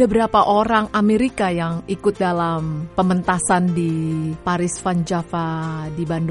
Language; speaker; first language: Indonesian; native; Indonesian